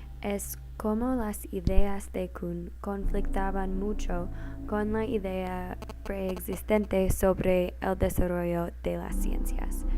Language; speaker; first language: Spanish; non-native, learner; English